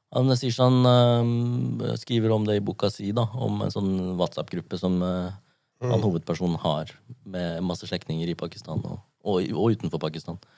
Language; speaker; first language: Norwegian; early bilingual, other home language; Japanese